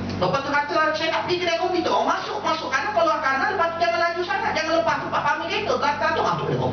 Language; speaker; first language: Malay; native; Malay